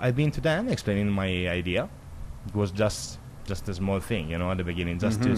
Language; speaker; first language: English; non-native, learner; Italian